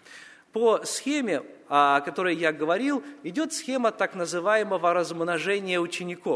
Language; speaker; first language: Russian; native; Russian